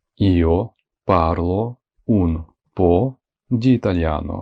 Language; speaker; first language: Italian; non-native, fluent; Ukrainian